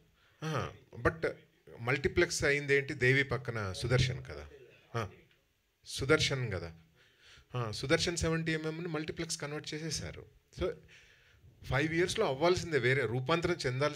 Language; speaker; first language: Telugu; native; Telugu